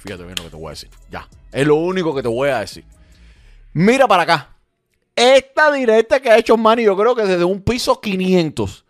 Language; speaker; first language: Spanish; native; Spanish